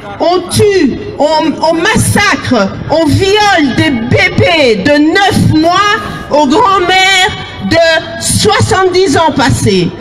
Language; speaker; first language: French; early bilingual, other home language; Lingala